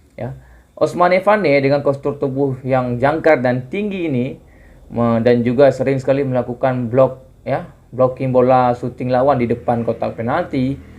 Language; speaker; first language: Indonesian; non-native, local second language; Achinese